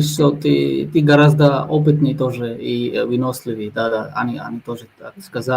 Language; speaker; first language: Russian; non-native, learner; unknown